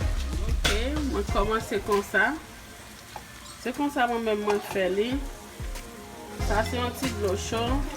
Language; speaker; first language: French; non-native, learner; Haitian Creole